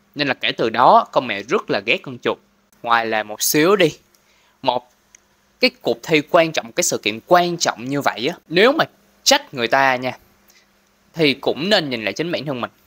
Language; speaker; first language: Vietnamese; non-native, local second language; Cantonese